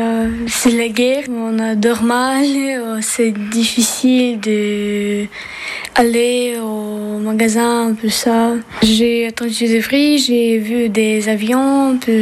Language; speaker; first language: French; non-native, learner; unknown